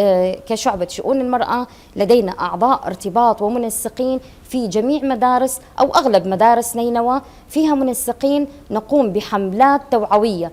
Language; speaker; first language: Arabic; native; Arabic